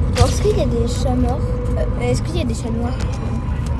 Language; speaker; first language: French; native; French